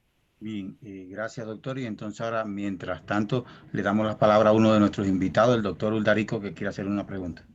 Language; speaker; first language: Spanish; native; Spanish